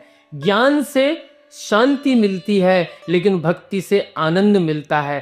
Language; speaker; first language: Hindi; native; Hindi